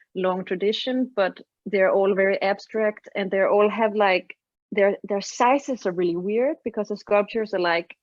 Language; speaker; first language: English; non-native, fluent; Danish